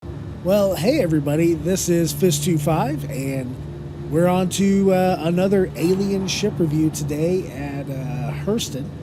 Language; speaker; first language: English; native; English